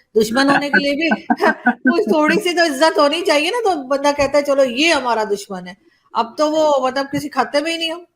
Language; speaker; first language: Urdu; native; Urdu